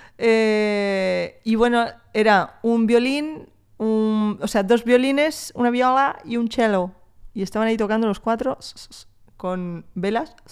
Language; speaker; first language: Spanish; early bilingual, other home language; French